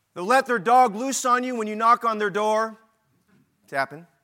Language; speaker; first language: English; native; English